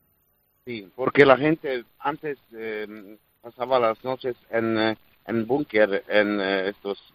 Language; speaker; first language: Spanish; non-native, fluent; Polish